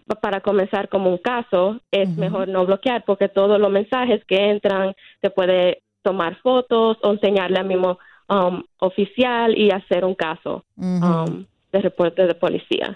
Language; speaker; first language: Spanish; early bilingual, heritage; Spanish